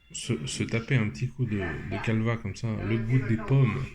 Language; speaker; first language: French; native; French